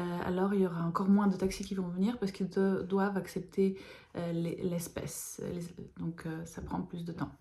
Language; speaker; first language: French; non-native, fluent; Lithuanian